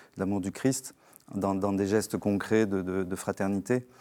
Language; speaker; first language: French; native; French